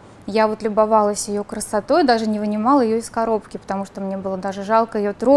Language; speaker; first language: Russian; native; Russian